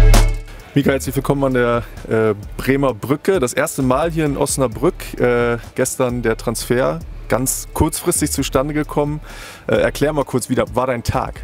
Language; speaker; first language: German; native; German